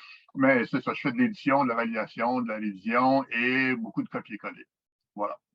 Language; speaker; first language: French; native; French